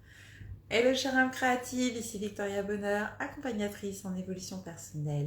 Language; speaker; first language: French; native; French